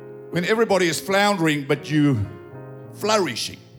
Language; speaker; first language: English; non-native, local second language; Afrikaans